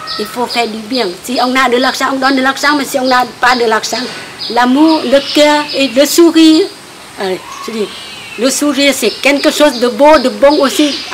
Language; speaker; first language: French; non-native, local second language; Vietnamese